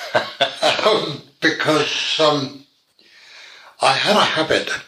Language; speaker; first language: English; native; English